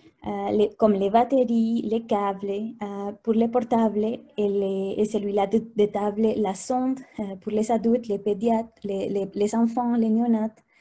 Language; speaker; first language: French; non-native, fluent; Spanish